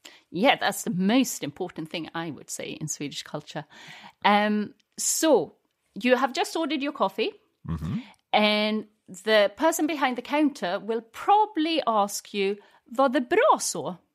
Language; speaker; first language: English; non-native, fluent; Swedish